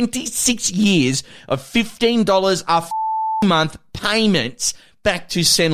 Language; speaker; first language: English; native; English